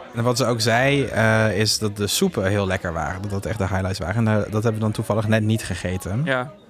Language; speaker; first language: Dutch; non-native, fluent; French